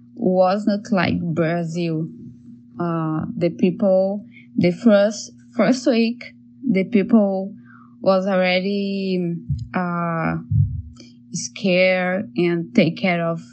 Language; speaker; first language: English; non-native, learner; Portuguese